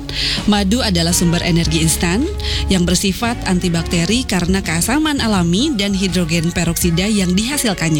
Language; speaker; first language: Indonesian; native; Indonesian